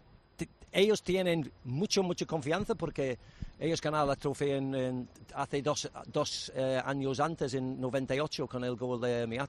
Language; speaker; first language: Spanish; non-native, learner; English